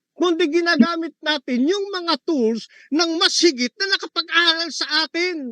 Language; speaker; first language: Filipino; native; Filipino